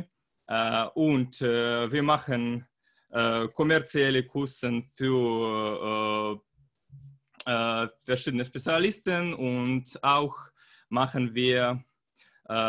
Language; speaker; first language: German; non-native, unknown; Russian